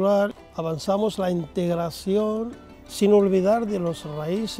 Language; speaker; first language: Spanish; non-native, fluent; Arabic